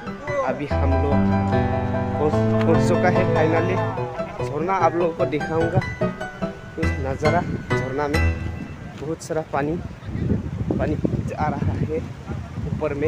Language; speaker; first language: Hindi; non-native, local second language; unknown